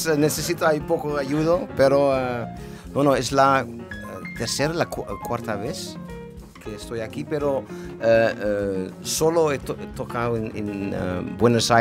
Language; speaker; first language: Spanish; non-native, learner; Dutch